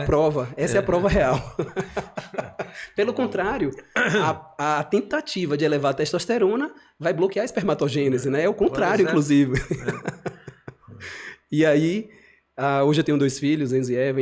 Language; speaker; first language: Portuguese; native; Portuguese